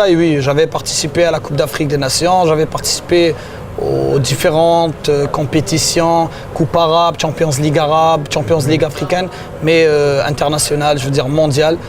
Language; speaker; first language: French; non-native, local second language; Arabic